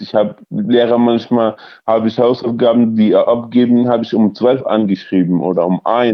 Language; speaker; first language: German; early bilingual, other home language; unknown